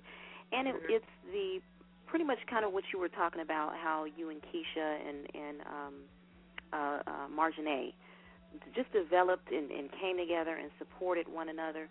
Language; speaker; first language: English; native; English